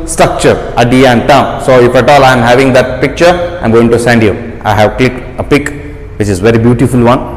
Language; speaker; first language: English; non-native, local second language; Kannada